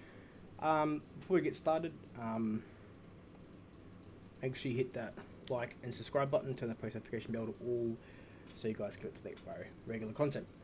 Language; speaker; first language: English; native; English